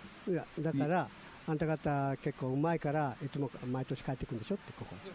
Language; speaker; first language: Japanese; native; Japanese